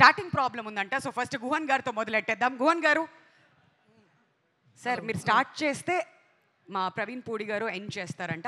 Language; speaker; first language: Telugu; native; Telugu